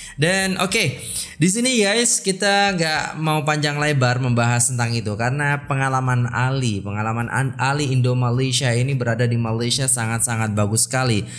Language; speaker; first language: Indonesian; native; Indonesian